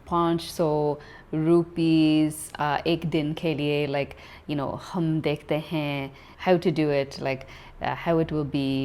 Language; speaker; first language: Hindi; non-native, learner; English